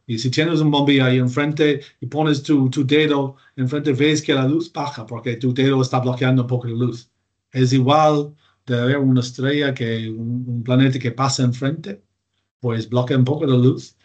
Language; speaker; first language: Spanish; non-native, fluent; English